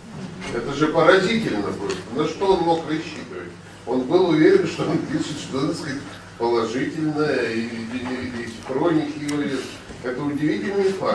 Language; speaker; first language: Russian; native; Russian